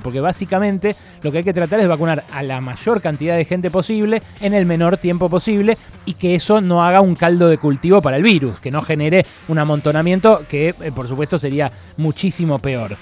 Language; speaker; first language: Spanish; native; Spanish